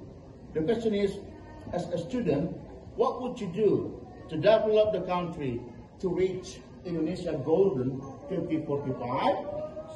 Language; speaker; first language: English; non-native, fluent; Indonesian